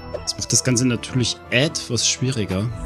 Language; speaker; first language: German; native; German